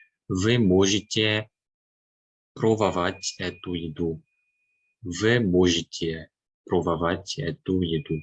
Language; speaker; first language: Russian; non-native, fluent; Korean